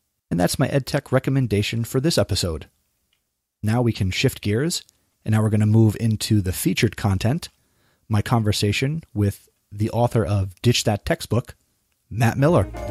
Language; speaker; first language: English; native; English